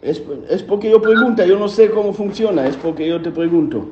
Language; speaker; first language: Spanish; non-native, learner; Hebrew